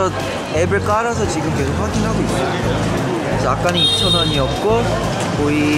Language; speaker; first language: Korean; early bilingual, heritage; Korean